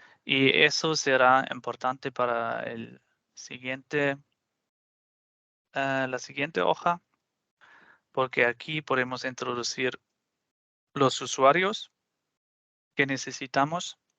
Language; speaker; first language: Spanish; non-native, fluent; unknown